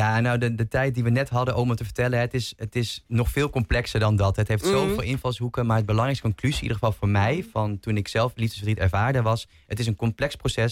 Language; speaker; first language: Dutch; native; Dutch